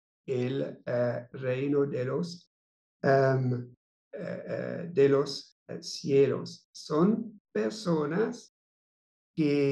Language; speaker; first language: Spanish; non-native, fluent; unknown